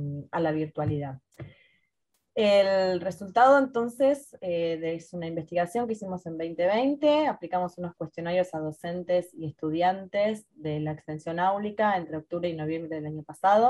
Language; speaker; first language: Spanish; native; Spanish